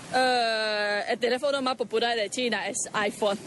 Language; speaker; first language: Spanish; non-native, learner; Chinese